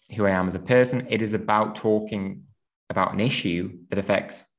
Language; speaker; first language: English; native; English